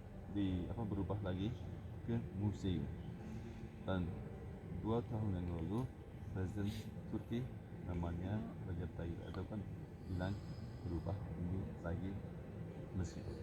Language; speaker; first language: Indonesian; non-native, learner; Turkish